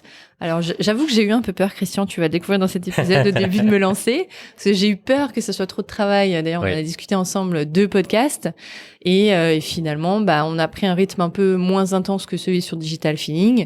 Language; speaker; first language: French; native; French